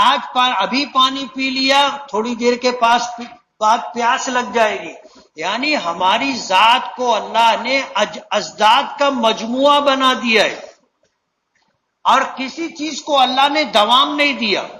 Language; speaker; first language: Urdu; native; Urdu